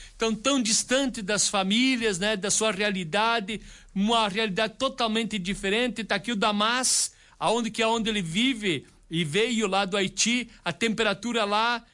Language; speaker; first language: Portuguese; native; Portuguese